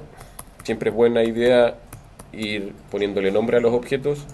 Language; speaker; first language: Spanish; native; Spanish